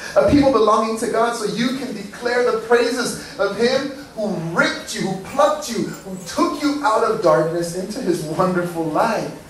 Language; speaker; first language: English; early bilingual, other home language; Spanish